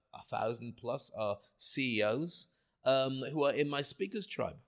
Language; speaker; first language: English; native; English